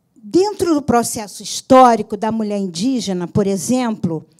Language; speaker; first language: Portuguese; native; Portuguese